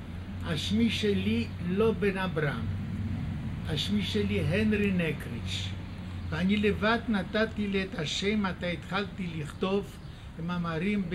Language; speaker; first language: Hebrew; non-native, fluent; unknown